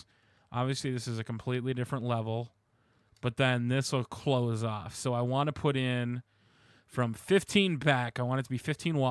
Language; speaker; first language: English; native; English